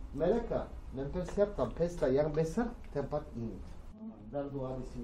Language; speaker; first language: Indonesian; non-native, learner; Turkish